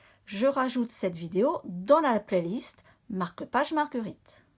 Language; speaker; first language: French; native; French